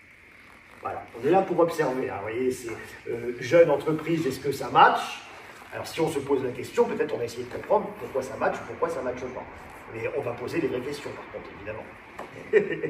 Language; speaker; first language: French; native; French